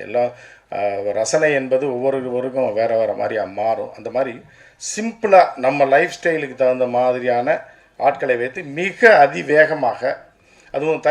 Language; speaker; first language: Tamil; native; Tamil